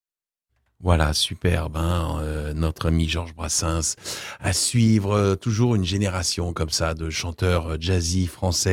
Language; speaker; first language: French; native; French